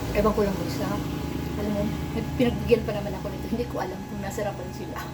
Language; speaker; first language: Filipino; non-native, local second language; Bikol